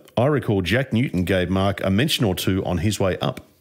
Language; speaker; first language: English; native; English